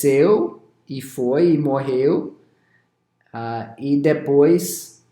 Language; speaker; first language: Portuguese; non-native, fluent; English